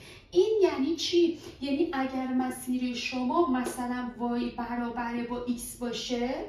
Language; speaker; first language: Persian; native; Persian